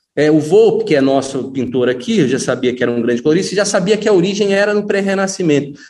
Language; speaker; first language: Portuguese; native; Portuguese